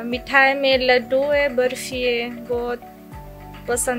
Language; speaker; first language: Hindi; non-native, learner; Russian